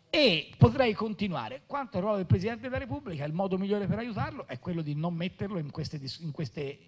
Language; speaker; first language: Italian; native; Italian